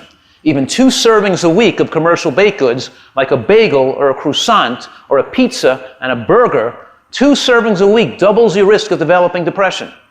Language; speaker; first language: English; native; English